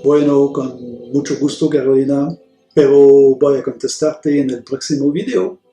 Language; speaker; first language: Spanish; non-native, fluent; French